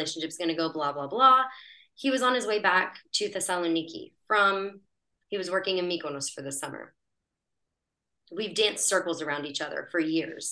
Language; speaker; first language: English; native; English